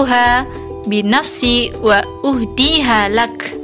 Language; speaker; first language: Arabic; non-native, learner; Indonesian